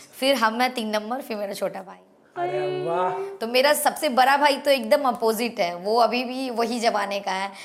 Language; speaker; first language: Hindi; native; Hindi